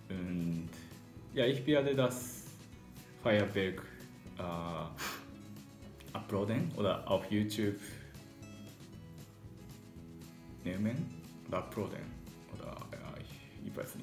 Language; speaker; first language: German; non-native, learner; Japanese